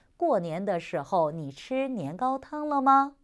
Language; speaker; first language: Chinese; non-native, learner; Korean